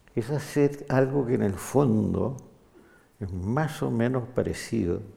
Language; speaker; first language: Spanish; native; Spanish